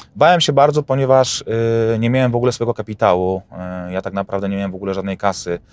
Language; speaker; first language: Polish; native; Polish